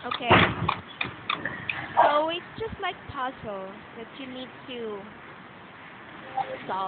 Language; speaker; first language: English; non-native, local second language; Filipino